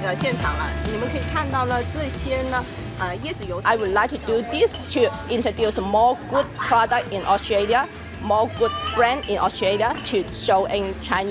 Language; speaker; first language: English; non-native, learner; Chinese